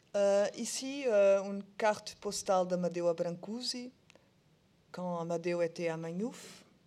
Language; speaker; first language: French; non-native, learner; Portuguese